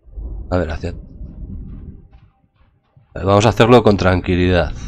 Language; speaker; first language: Spanish; native; Spanish